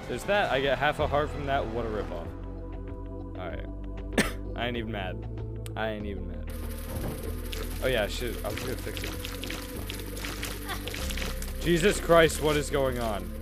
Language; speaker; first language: English; native; English